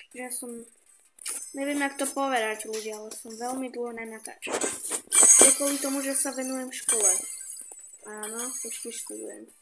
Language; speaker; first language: Slovak; non-native, local second language; Hungarian